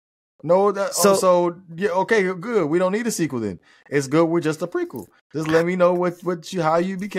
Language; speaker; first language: English; native; English